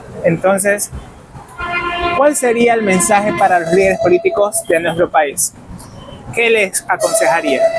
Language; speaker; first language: Spanish; native; Spanish